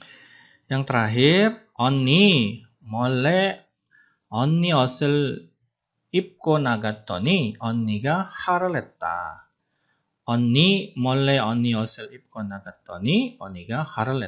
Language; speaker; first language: Korean; non-native, fluent; Indonesian